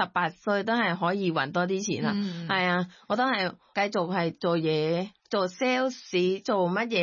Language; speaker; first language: Cantonese; non-native, learner; Thai